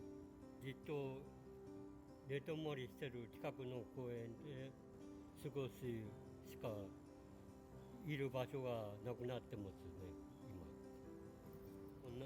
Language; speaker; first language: Japanese; native; Japanese